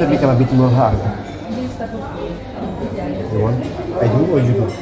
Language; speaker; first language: English; non-native, learner; Italian